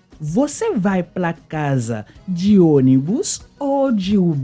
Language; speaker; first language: Portuguese; non-native, fluent; Haitian Creole